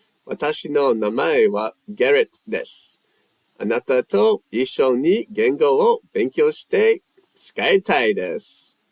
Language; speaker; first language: Japanese; non-native, learner; English